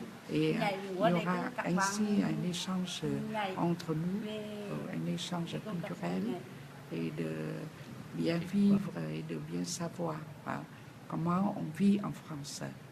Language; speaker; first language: French; non-native, fluent; Vietnamese